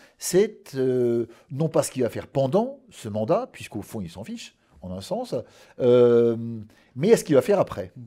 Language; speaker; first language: French; native; French